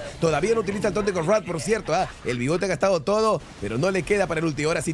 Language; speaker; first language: Spanish; native; Spanish